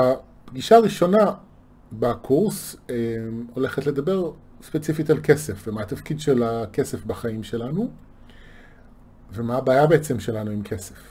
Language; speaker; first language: Hebrew; native; Hebrew